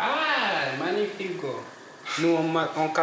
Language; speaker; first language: French; non-native, learner; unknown